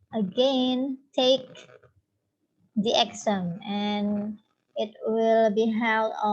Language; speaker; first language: English; non-native, fluent; Indonesian